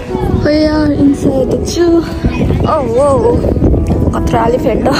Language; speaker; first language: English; non-native, learner; Nepali